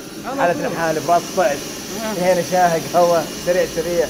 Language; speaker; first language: Arabic; native; Arabic